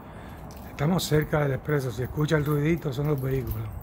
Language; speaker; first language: Spanish; native; Spanish